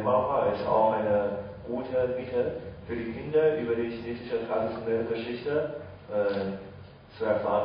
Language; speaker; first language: German; non-native, fluent; Chinese